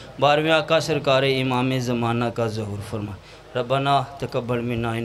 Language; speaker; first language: Urdu; non-native, local second language; Punjabi